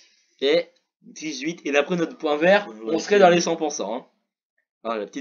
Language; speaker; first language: French; native; French